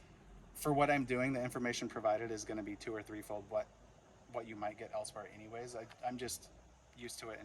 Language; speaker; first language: English; native; English